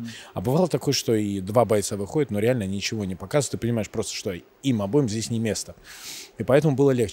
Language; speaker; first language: Russian; native; Russian